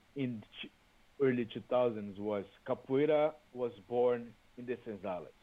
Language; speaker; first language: English; non-native, fluent; Portuguese